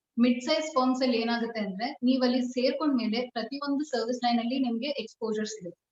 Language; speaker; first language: Kannada; non-native, local second language; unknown